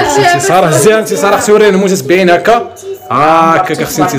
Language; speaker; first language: Arabic; native; Arabic